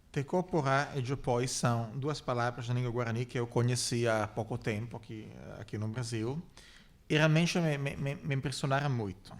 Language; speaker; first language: Portuguese; non-native, fluent; Italian